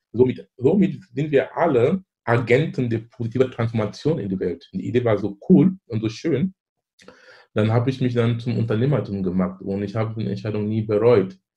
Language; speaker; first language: German; non-native, fluent; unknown